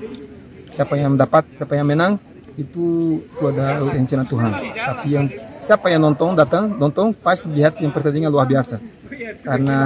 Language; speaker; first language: Indonesian; non-native, fluent; Portuguese